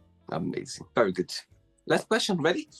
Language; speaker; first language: English; non-native, fluent; Portuguese